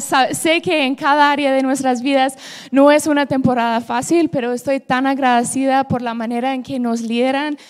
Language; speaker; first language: Spanish; non-native, fluent; English